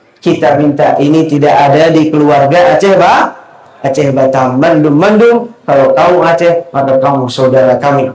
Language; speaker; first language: Malay; non-native, local second language; Achinese